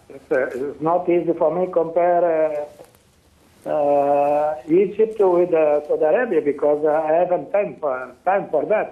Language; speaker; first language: English; non-native, fluent; Portuguese